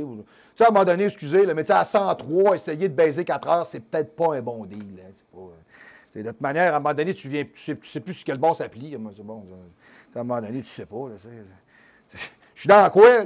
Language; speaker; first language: French; native; French